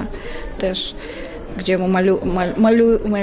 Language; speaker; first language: Polish; non-native, learner; Russian